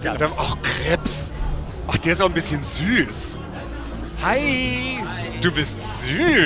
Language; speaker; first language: German; native; German